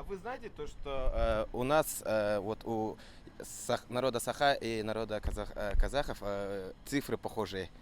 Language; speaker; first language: Russian; non-native, local second language; Yakut